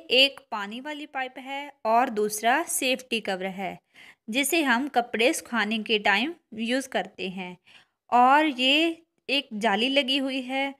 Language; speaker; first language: Hindi; non-native, local second language; Punjabi